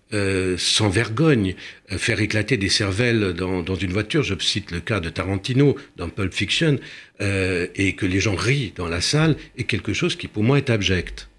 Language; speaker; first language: French; early bilingual, other home language; Romanian